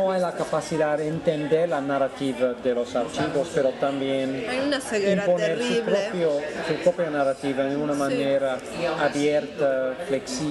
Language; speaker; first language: Spanish; non-native, fluent; English